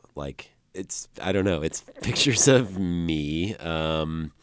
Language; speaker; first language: English; native; English